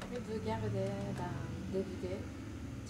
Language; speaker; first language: French; non-native, learner; Japanese